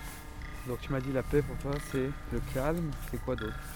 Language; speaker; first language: French; native; French